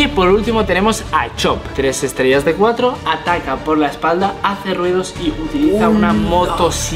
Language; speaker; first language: Spanish; native; Spanish